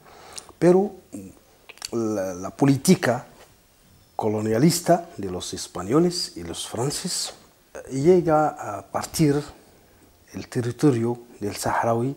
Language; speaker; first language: Spanish; non-native, fluent; Arabic